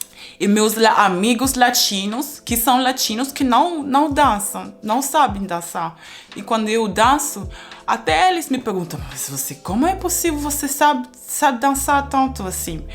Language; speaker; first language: Portuguese; non-native, fluent; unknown